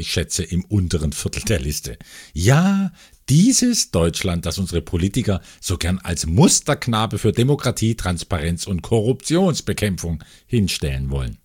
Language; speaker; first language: German; native; German